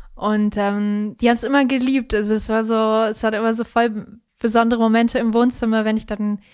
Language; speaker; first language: German; native; German